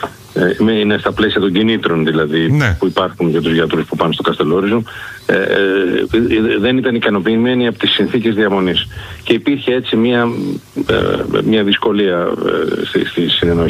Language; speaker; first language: Greek; native; Greek